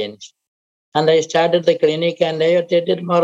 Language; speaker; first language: English; non-native, local second language; Malayalam